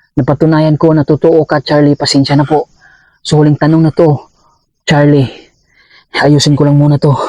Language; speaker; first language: Filipino; non-native, local second language; Cebuano